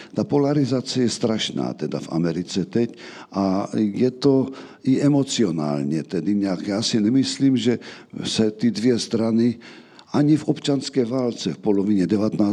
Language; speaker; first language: Czech; native; Czech